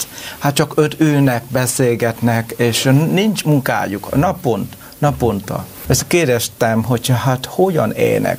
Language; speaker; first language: Hungarian; non-native, learner; Vietnamese